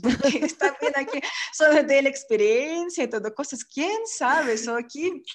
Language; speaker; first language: Spanish; non-native, learner; Russian